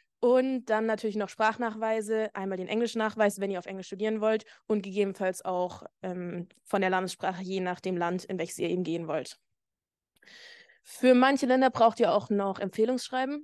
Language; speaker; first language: German; native; German